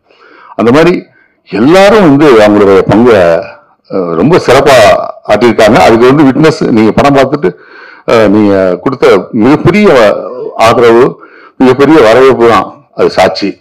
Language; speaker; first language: Tamil; native; Tamil